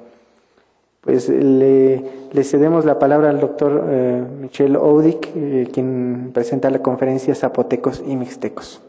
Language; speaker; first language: Spanish; native; Spanish